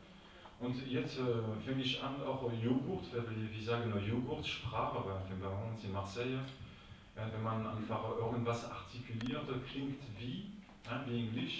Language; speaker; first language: German; non-native, local second language; French